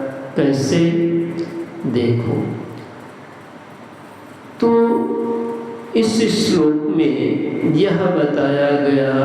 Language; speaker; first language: Hindi; native; Hindi